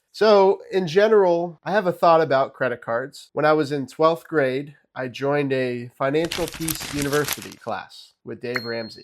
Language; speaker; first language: English; native; English